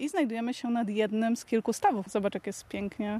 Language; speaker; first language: Polish; native; Polish